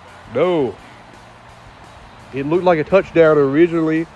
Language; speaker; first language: English; native; English